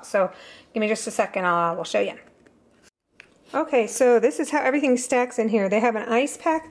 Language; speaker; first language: English; native; English